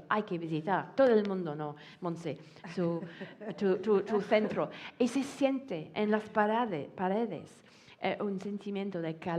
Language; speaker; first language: Spanish; non-native, fluent; English